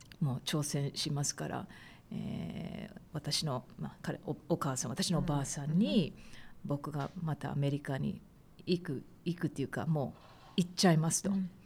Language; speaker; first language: Japanese; early bilingual, heritage; Japanese